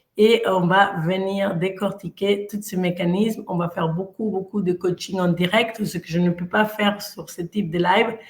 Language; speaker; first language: French; non-native, fluent; Spanish